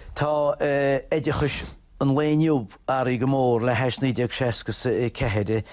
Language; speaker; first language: Irish; native; Irish